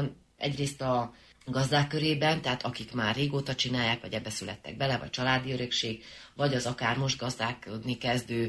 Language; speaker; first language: Hungarian; native; Hungarian